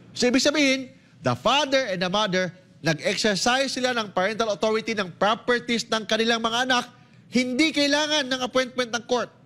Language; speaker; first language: Filipino; native; Filipino